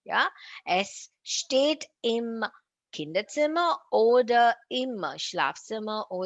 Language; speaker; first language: German; non-native, fluent; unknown